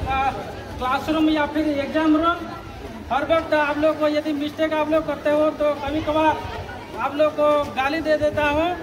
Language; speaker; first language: Hindi; non-native, local second language; Odia